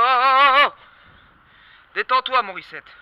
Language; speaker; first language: French; native; French